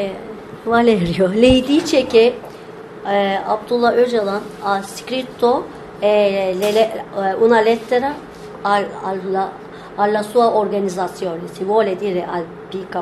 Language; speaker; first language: Italian; non-native, fluent; Turkish